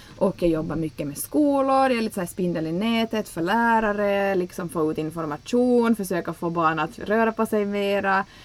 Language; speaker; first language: Swedish; native; Swedish